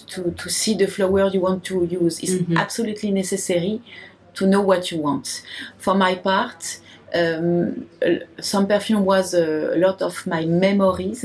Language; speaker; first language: English; non-native, learner; French